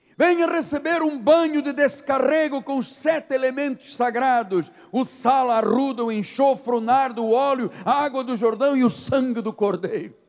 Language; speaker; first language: Portuguese; native; Portuguese